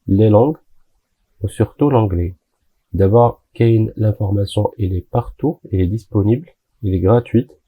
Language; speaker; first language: French; non-native, local second language; Arabic